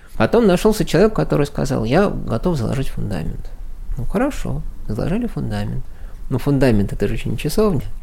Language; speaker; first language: Russian; native; Russian